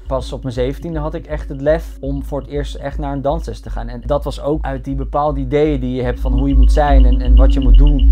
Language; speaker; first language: Dutch; early bilingual, other home language; Bosnian